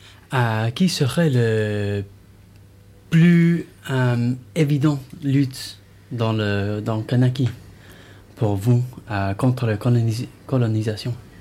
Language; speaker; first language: French; non-native, learner; English